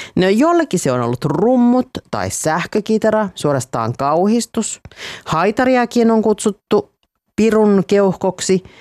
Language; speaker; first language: Finnish; native; Finnish